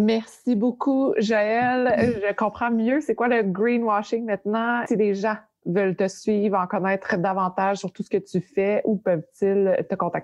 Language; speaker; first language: French; native; French